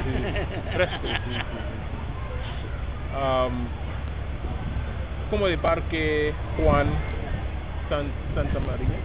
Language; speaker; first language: Spanish; non-native, learner; English